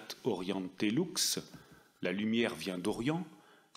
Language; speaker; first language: French; native; French